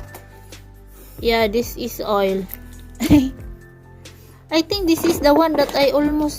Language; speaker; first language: English; non-native, local second language; Filipino